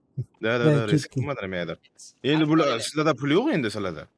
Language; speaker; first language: Turkish; non-native, learner; Uzbek